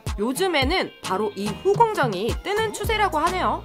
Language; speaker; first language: Korean; native; Korean